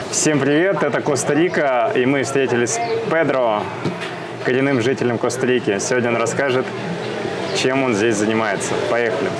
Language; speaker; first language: Russian; native; Russian